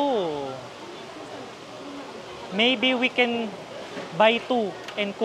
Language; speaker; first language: English; non-native, learner; Filipino